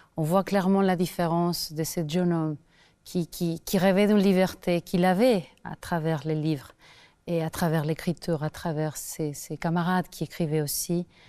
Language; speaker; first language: French; non-native, fluent; Portuguese